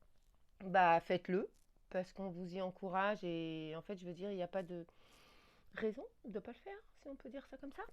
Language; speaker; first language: French; native; French